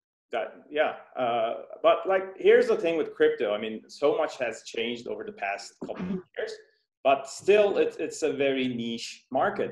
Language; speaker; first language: English; non-native, fluent; Turkish